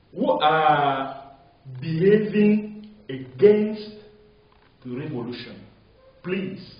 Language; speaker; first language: English; non-native, local second language; French